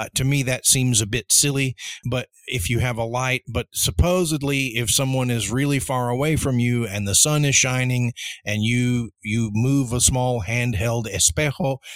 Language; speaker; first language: English; early bilingual, other home language; Spanish